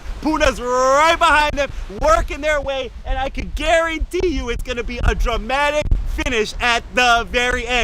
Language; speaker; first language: English; native; English